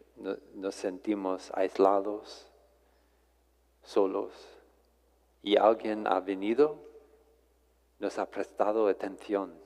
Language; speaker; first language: Spanish; non-native, fluent; English